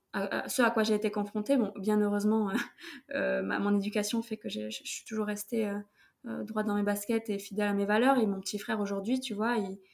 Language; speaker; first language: French; native; French